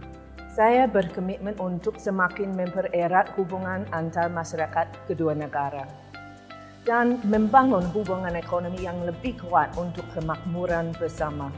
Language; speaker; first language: Indonesian; non-native, fluent; English